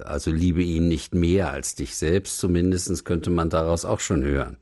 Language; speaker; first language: German; native; German